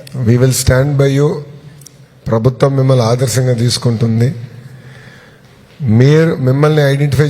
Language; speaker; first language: Telugu; native; Telugu